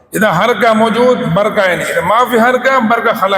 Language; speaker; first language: Arabic; non-native, learner; Indonesian